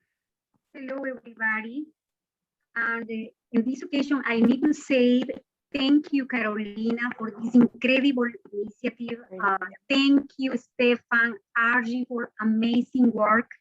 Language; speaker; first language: English; non-native, learner; Spanish